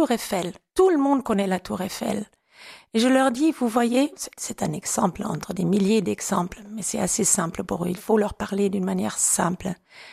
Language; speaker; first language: French; non-native, fluent; German